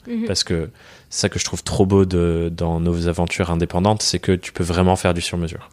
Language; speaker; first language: French; native; French